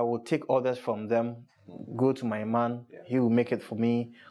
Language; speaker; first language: English; non-native, local second language; Akan